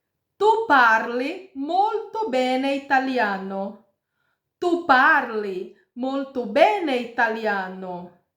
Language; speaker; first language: Italian; non-native, fluent; Portuguese